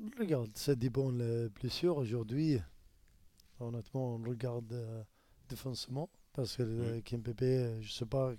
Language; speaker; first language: French; non-native, learner; Arabic